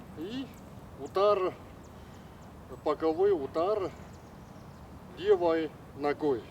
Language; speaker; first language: Russian; non-native, learner; Chinese